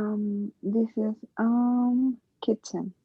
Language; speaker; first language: English; non-native, learner; Spanish